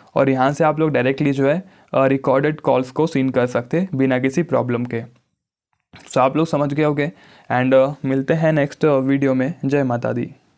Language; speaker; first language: Hindi; native; Hindi